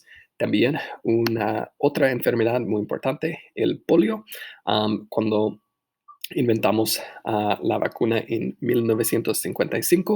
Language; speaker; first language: Spanish; non-native, fluent; English